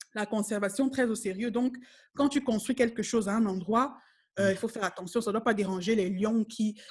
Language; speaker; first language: French; native; French